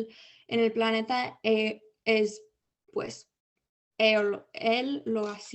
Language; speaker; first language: Spanish; early bilingual, heritage; Spanish